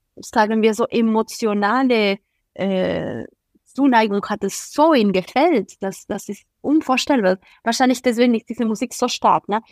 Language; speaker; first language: German; non-native, fluent; Spanish